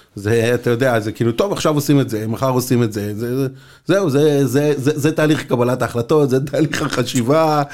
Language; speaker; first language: Hebrew; native; Hebrew